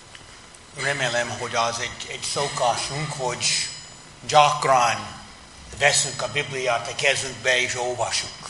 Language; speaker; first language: Hungarian; non-native, fluent; English